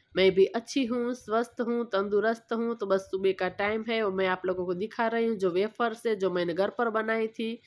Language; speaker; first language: Hindi; non-native, local second language; Gujarati